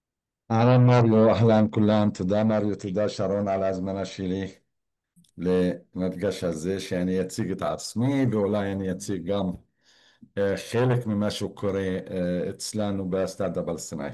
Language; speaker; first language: Hebrew; non-native, local second language; Arabic